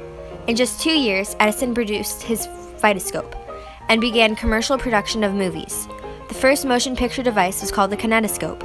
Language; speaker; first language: English; native; English